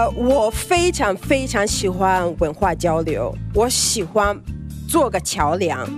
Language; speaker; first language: Chinese; non-native, fluent; Swahili